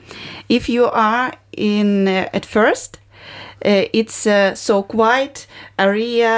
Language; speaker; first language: English; non-native, learner; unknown